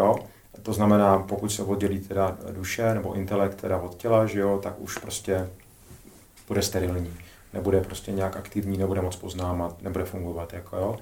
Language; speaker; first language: Czech; native; Czech